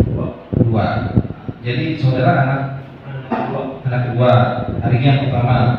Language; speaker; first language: Indonesian; native; Indonesian